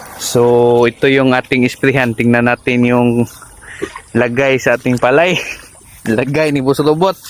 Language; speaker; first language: Filipino; non-native, local second language; Hiligaynon